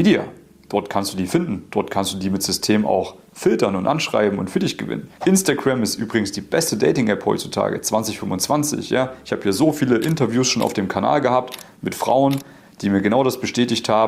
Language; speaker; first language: German; native; German